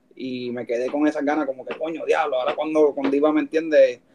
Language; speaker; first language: Spanish; native; Spanish